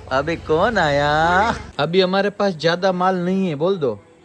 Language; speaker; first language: Hindi; non-native, local second language; Gujarati